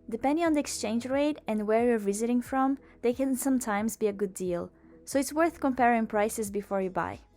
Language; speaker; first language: English; native; English